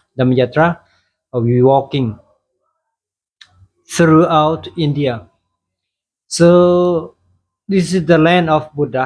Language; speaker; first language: English; non-native, fluent; Thai